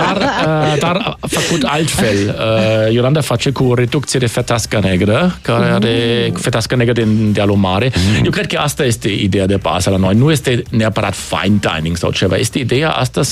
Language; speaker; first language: Romanian; non-native, fluent; German